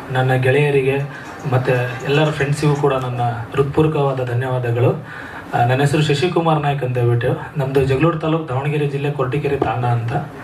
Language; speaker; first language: Kannada; non-native, local second language; Lambadi